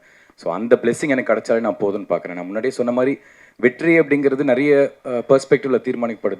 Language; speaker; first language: Tamil; native; Tamil